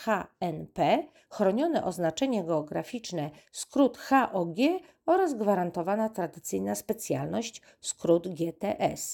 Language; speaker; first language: Polish; native; Polish